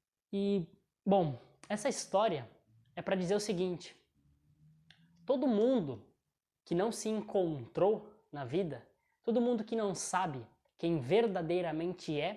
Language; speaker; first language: Portuguese; native; Portuguese